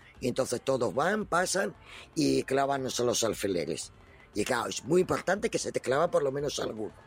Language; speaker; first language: Spanish; non-native, fluent; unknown